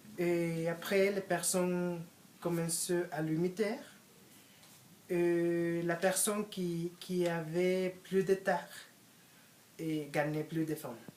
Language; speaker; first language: French; non-native, learner; Spanish